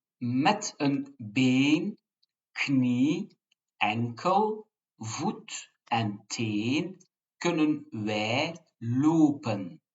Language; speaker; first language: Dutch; non-native, fluent; Turkish